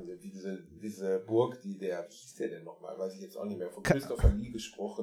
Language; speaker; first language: German; native; German